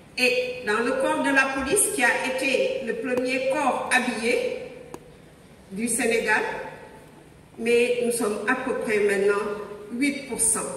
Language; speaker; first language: French; non-native, local second language; Wolof